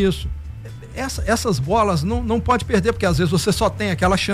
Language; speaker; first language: Portuguese; native; Portuguese